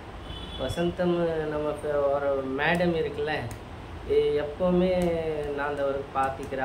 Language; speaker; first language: Tamil; non-native, fluent; Hindi